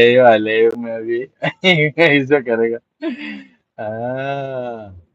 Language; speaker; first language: Hindi; non-native, local second language; Malayalam